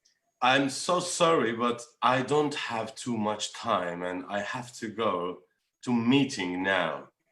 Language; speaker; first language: English; non-native, fluent; Turkish